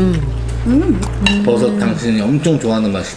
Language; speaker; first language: Korean; native; Korean